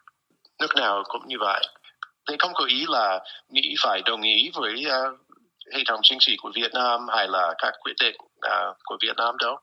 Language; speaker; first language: Vietnamese; non-native, fluent; English